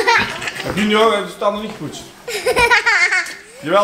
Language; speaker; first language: Dutch; native; Dutch